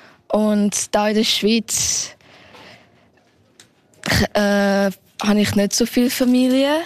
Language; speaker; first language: German; early bilingual, heritage; German